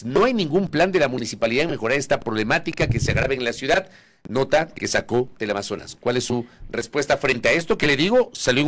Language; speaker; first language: Spanish; native; Spanish